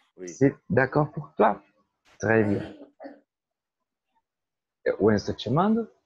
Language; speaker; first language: French; non-native, fluent; Portuguese